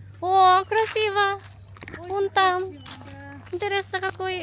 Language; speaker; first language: Russian; non-native, learner; Filipino